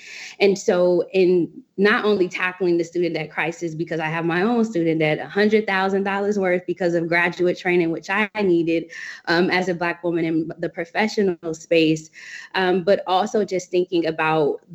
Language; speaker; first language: English; native; English